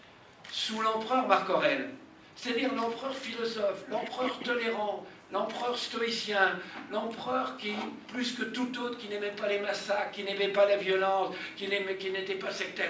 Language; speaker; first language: French; native; French